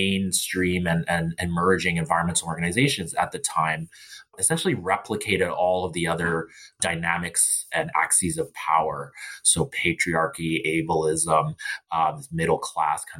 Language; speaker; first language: English; native; English